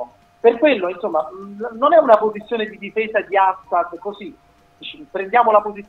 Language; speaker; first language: Italian; native; Italian